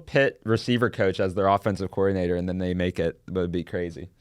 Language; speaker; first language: English; native; English